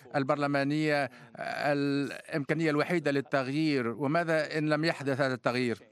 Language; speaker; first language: Arabic; native; Arabic